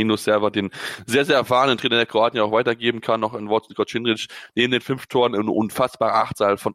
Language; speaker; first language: German; native; German